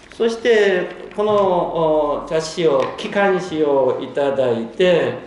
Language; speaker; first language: Japanese; non-native, fluent; Korean